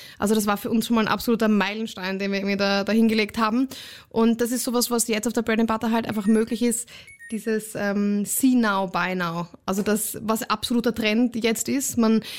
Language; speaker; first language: German; native; German